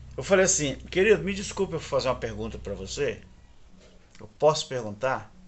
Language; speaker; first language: Portuguese; native; Portuguese